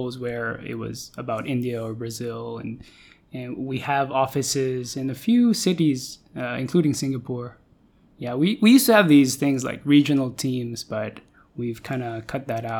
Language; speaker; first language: English; non-native, local second language; Filipino